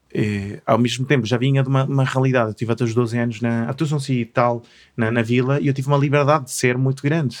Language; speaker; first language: Portuguese; non-native, fluent; Spanish